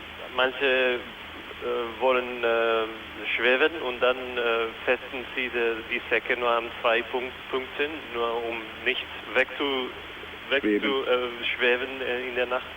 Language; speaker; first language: German; non-native, fluent; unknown